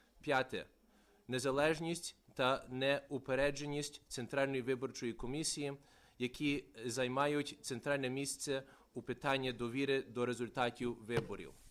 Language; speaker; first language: Ukrainian; early bilingual, heritage; Ukrainian